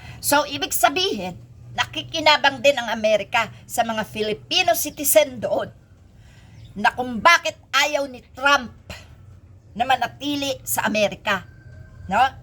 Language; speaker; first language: Filipino; native; Filipino